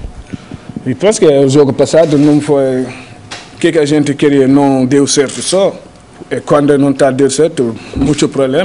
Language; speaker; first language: Portuguese; non-native, learner; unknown